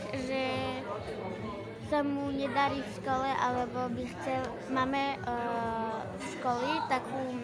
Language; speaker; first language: Slovak; early bilingual, heritage; Slovak